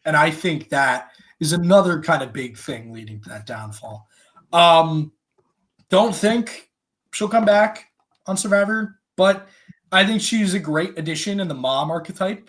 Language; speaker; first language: English; native; English